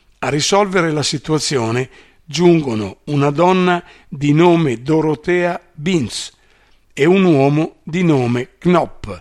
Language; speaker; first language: Italian; native; Italian